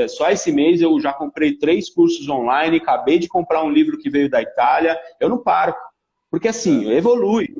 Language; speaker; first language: Portuguese; early bilingual, other home language; Italian